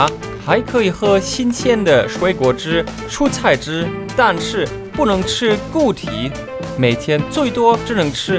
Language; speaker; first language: Chinese; non-native, fluent; German